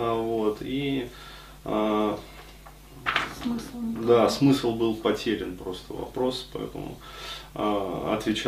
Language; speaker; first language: Russian; native; Russian